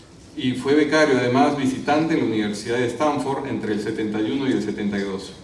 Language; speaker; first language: Spanish; native; Spanish